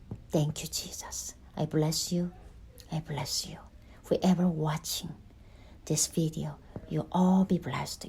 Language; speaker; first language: English; non-native, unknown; Korean